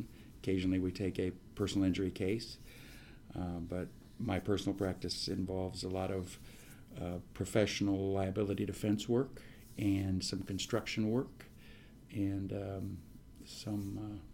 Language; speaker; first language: English; native; English